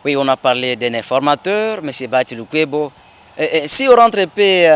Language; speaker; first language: French; non-native, local second language; Swahili